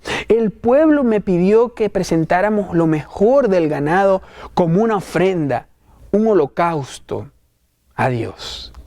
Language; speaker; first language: Spanish; native; Spanish